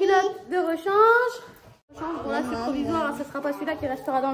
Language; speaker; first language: French; native; French